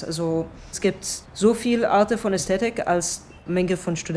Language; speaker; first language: German; non-native, fluent; Hebrew